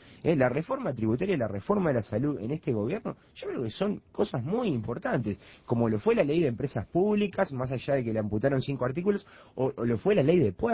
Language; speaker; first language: Spanish; native; Spanish